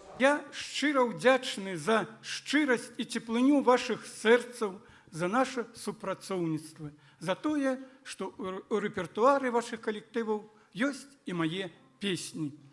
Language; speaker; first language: Belarusian; native; Belarusian